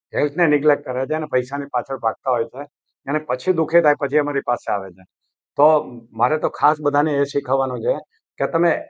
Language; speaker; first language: Gujarati; native; Gujarati